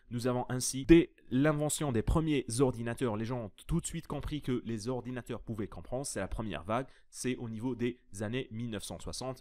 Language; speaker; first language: French; native; French